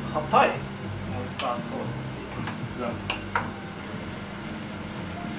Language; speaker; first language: Japanese; non-native, learner; Thai